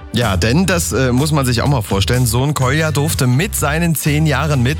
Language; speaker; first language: German; native; German